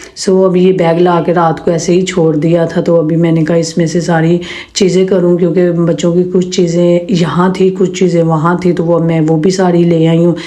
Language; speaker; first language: Urdu; non-native, local second language; Punjabi